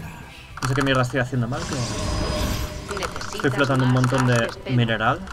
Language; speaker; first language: Spanish; native; Spanish